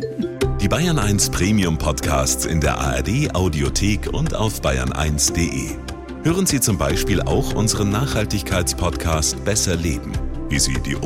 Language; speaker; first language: German; native; German